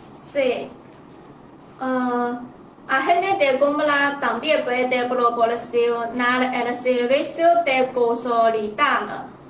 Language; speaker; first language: Spanish; non-native, learner; Chinese